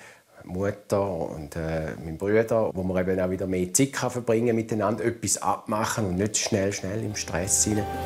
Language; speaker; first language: German; native; German